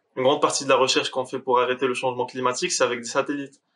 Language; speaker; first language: French; non-native, local second language; Arabic